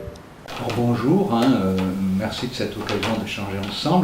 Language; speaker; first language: French; native; French